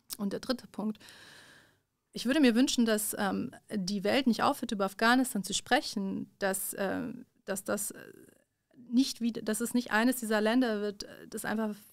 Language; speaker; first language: German; early bilingual, other home language; Persian